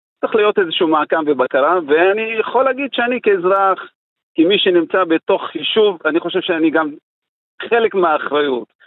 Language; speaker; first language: Hebrew; non-native, local second language; Arabic